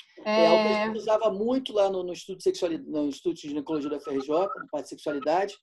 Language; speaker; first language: Portuguese; native; Portuguese